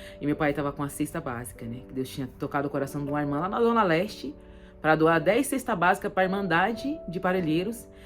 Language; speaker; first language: Portuguese; native; Portuguese